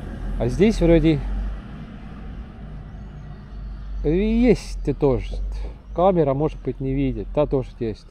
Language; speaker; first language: Russian; non-native, local second language; Estonian